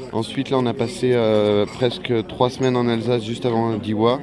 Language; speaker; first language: French; native; French